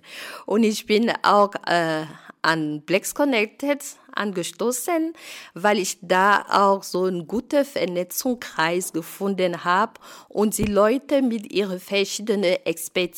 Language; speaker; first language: German; non-native, fluent; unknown